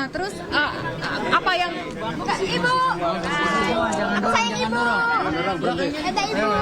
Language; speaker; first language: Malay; non-native, learner; Filipino